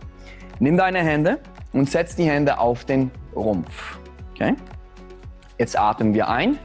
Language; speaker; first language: German; native; German